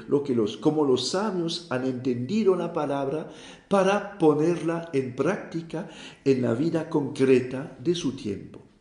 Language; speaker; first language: Spanish; non-native, fluent; French